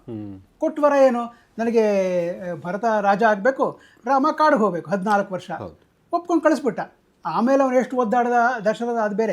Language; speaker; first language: Kannada; native; Kannada